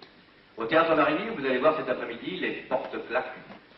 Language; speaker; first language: French; native; French